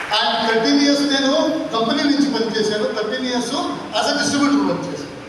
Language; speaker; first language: Telugu; non-native, local second language; Tulu